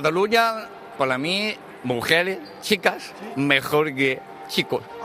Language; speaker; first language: Spanish; non-native, learner; Chinese